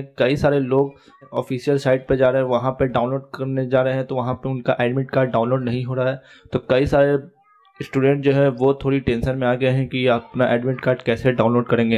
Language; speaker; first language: Hindi; native; Hindi